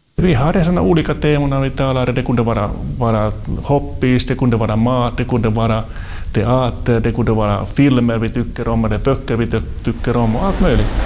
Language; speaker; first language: Swedish; non-native, local second language; Finnish